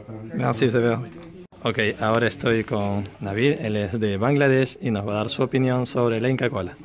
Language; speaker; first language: Spanish; native; Spanish